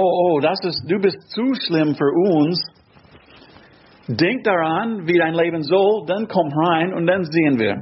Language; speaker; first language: German; non-native, fluent; English